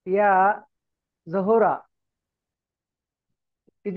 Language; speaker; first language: Arabic; non-native, learner; Bangla